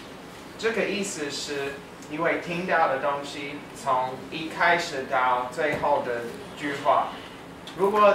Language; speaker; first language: Chinese; non-native, fluent; English